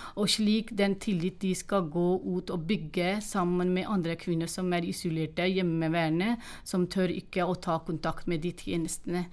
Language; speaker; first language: Norwegian; non-native, fluent; Urdu